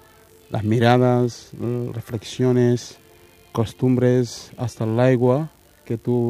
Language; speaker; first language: Catalan; early bilingual, other home language; Wolof